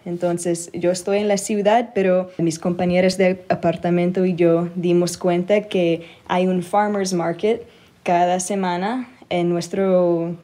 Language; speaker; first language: Spanish; early bilingual, heritage; Spanish